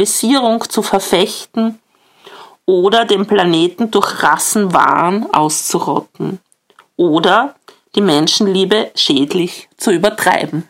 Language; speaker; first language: German; native; German